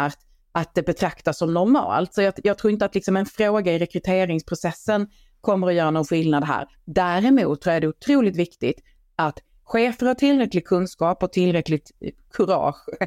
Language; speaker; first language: Swedish; native; Swedish